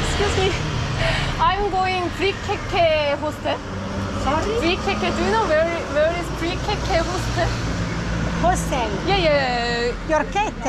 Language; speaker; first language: English; non-native, learner; Korean